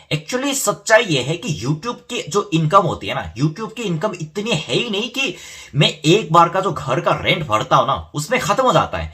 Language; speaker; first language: Hindi; non-native, fluent; Korean